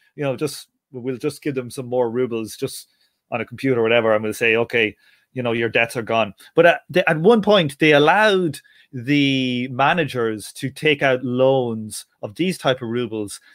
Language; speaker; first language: English; native; English